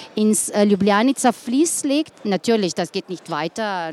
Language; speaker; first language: German; non-native, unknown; Slovenian